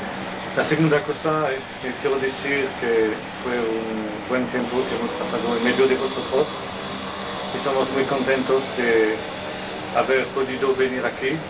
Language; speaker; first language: Spanish; non-native, learner; French